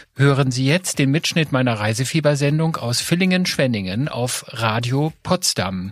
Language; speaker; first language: German; native; German